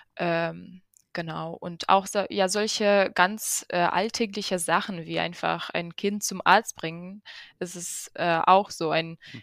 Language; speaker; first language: German; non-native, fluent; Ukrainian